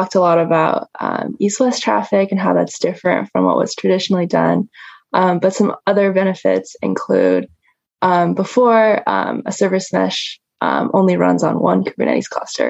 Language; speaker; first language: English; native; English